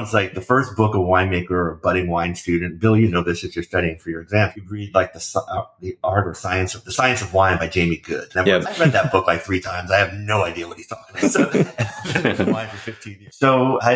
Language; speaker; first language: English; native; English